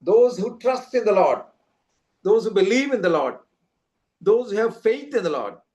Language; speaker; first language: English; non-native, local second language; Telugu